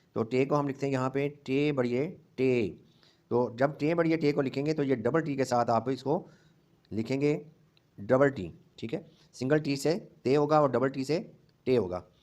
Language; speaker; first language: Urdu; non-native, local second language; Punjabi